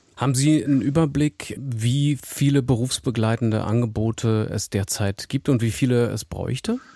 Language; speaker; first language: German; native; German